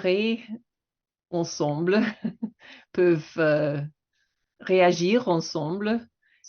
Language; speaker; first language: French; non-native, fluent; English